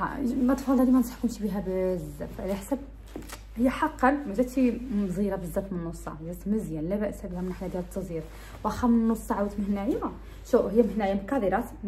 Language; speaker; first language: Arabic; early bilingual, heritage; Arabic